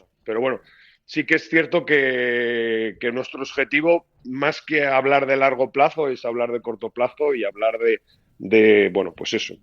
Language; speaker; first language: Spanish; native; Spanish